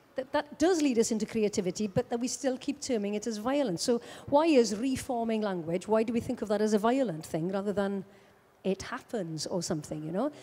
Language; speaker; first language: English; native; English